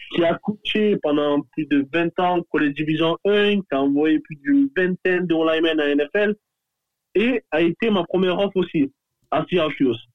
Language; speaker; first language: French; native; French